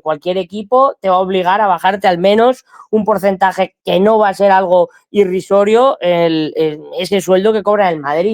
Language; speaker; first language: Spanish; native; Spanish